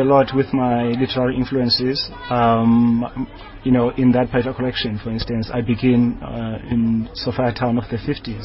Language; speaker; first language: English; non-native, local second language; Xhosa